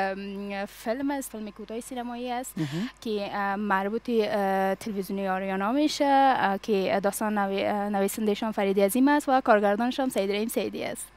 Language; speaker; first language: Persian; native; Persian